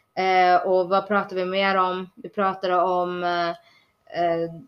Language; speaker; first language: Swedish; early bilingual, other home language; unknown